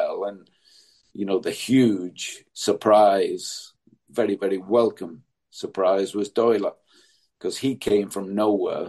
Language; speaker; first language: English; native; English